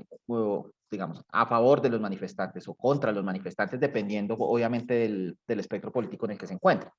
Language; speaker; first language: Spanish; native; Spanish